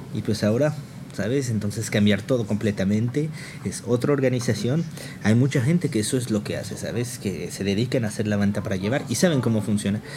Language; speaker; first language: Spanish; native; Spanish